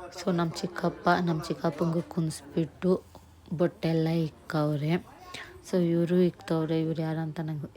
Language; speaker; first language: Kannada; non-native, local second language; Nepali